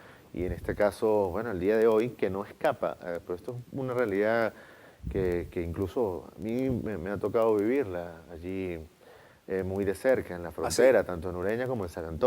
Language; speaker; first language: Spanish; native; Spanish